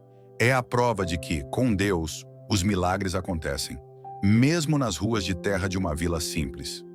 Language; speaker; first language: Portuguese; native; Portuguese